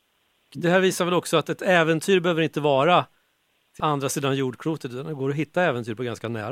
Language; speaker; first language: Swedish; native; Swedish